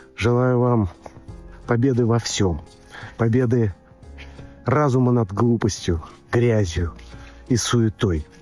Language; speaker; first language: Russian; native; Russian